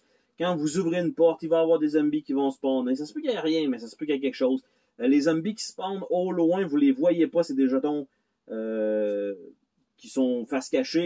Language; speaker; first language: French; native; French